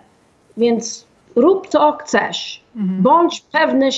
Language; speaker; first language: Polish; non-native, fluent; English